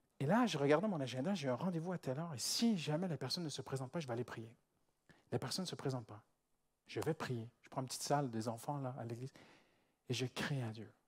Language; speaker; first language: French; native; French